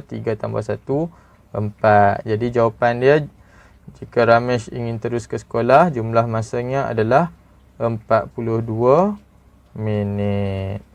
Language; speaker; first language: Malay; native; Malay